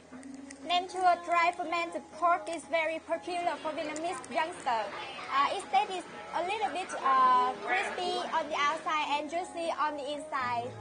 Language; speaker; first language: English; non-native, learner; Vietnamese